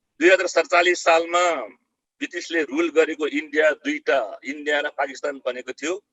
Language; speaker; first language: Nepali; non-native, local second language; Eastern Tamang